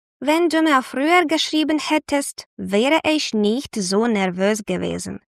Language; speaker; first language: German; non-native, fluent; Ukrainian